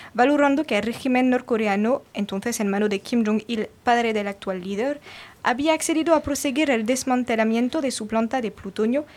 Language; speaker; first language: Spanish; non-native, fluent; French